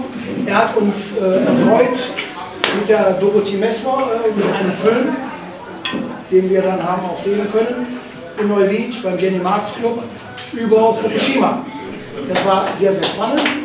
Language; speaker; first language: German; native; German